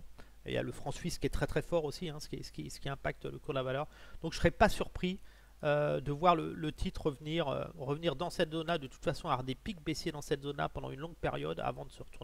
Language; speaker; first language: French; native; French